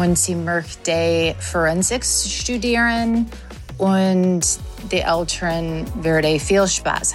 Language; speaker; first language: German; non-native, learner; English